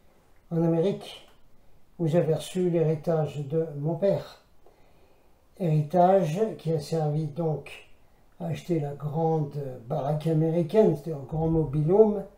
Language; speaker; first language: French; native; French